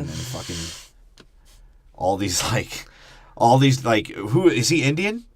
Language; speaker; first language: English; native; English